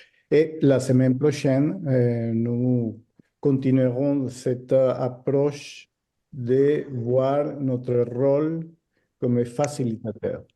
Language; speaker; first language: French; non-native, fluent; Spanish